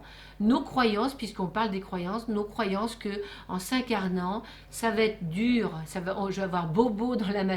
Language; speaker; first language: French; native; French